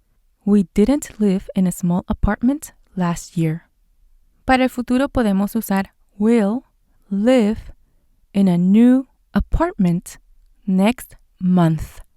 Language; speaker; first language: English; non-native, fluent; Spanish